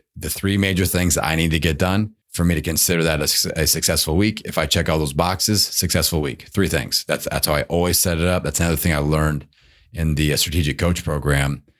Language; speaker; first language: English; native; English